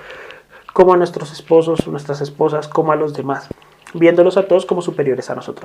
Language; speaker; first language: Spanish; native; Spanish